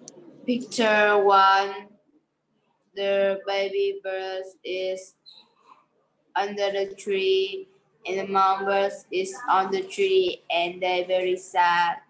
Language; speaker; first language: English; non-native, learner; Vietnamese